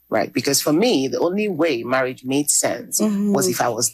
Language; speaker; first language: English; non-native, local second language; Igbo